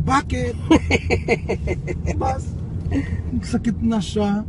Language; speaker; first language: Filipino; non-native, learner; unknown